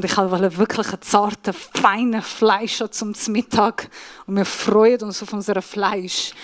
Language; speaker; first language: German; non-native, fluent; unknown